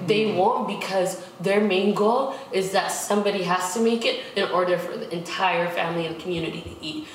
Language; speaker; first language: English; non-native, local second language; Tigrinya